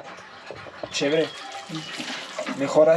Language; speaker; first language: Spanish; non-native, learner; French